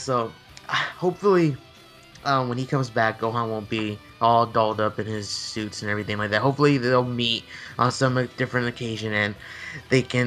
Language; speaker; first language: English; native; English